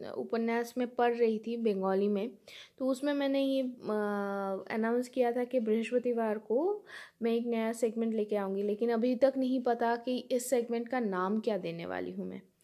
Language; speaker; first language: Hindi; non-native, local second language; Bangla